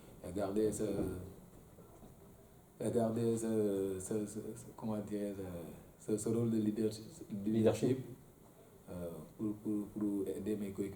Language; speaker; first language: French; non-native, local second language; Bambara